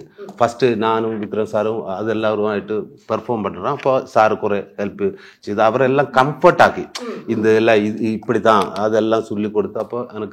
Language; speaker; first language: Tamil; non-native, learner; Malayalam